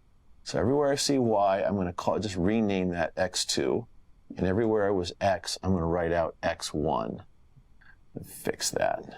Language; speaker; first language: English; native; English